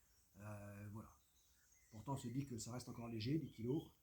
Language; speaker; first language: French; native; French